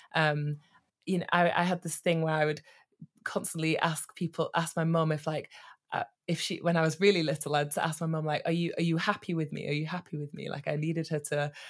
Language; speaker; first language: English; native; English